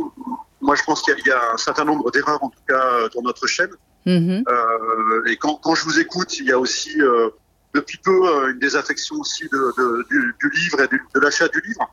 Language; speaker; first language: French; native; French